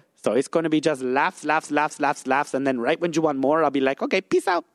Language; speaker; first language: English; native; English